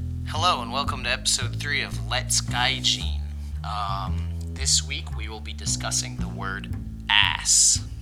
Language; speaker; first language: English; native; English